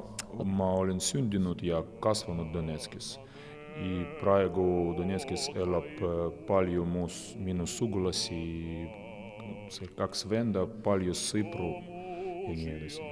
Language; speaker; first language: Estonian; non-native, fluent; Russian